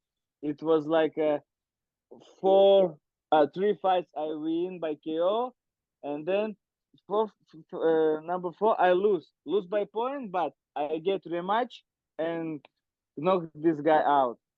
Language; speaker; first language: English; non-native, learner; Russian